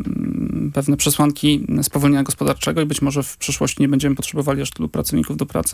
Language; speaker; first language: Polish; native; Polish